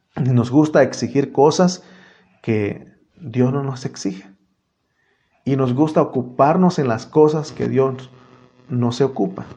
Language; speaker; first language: Spanish; native; Spanish